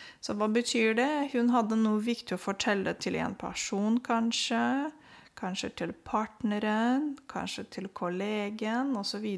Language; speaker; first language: Norwegian; non-native, fluent; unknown